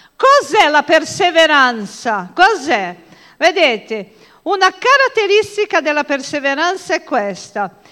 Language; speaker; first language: Italian; non-native, fluent; Portuguese